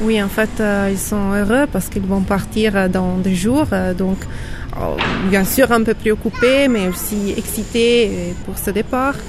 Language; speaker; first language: French; non-native, fluent; Italian